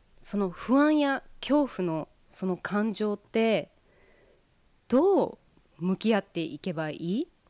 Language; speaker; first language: Japanese; early bilingual, heritage; Japanese